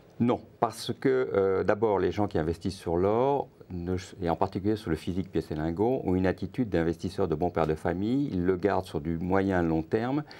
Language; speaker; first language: French; native; French